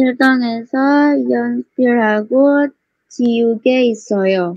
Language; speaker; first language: Korean; non-native, learner; Indonesian